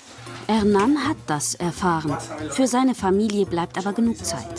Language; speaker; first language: German; native; German